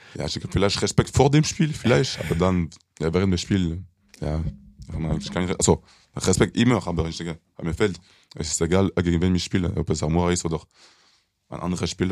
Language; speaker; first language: German; non-native, local second language; French